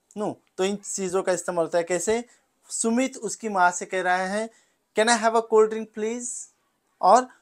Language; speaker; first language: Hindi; non-native, local second language; Marathi